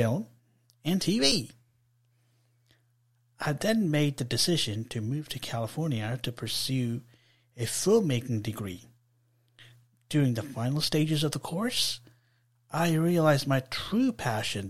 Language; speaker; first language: English; non-native, local second language; Telugu